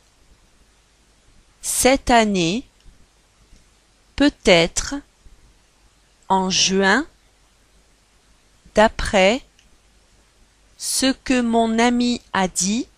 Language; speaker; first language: French; non-native, learner; Chinese